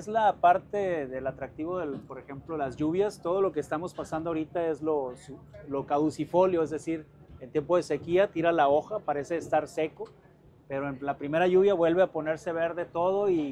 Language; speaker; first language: Spanish; native; Spanish